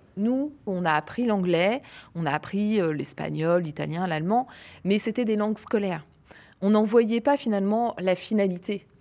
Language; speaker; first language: French; native; French